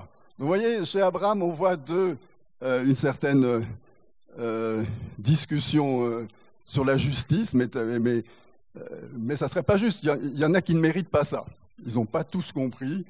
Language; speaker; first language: French; native; French